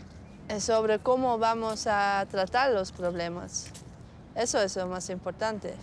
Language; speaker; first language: Spanish; non-native, learner; Dutch